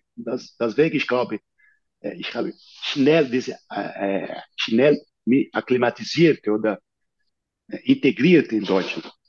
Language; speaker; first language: German; non-native, fluent; Portuguese